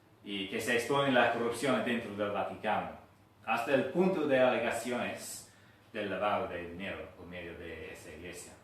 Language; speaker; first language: Spanish; non-native, fluent; English